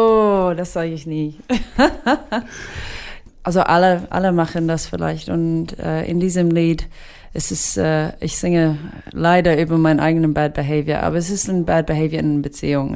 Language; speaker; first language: German; non-native, fluent; English